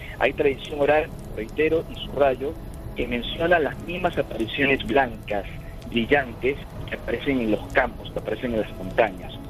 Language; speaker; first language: Spanish; native; Spanish